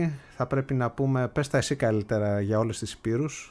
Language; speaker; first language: Greek; native; Greek